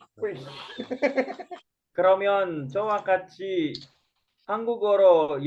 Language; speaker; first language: Korean; non-native, fluent; Indonesian